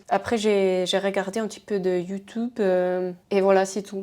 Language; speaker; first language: French; non-native, fluent; Spanish